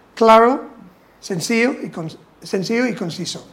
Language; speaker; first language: Spanish; non-native, fluent; English